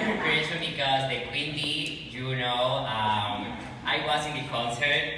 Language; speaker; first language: English; non-native, learner; Spanish